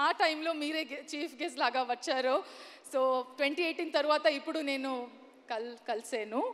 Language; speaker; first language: Telugu; non-native, local second language; Kannada